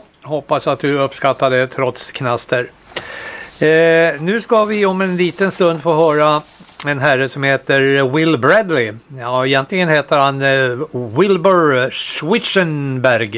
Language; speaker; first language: Swedish; native; Swedish